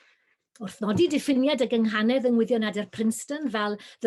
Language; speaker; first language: Welsh; native; Welsh